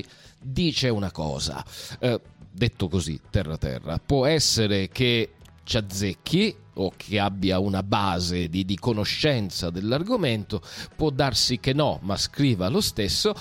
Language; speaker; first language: Italian; native; Italian